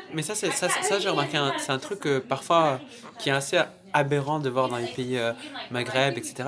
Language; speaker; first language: French; non-native, local second language; Arabic